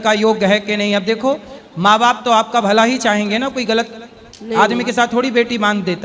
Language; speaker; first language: Hindi; native; Hindi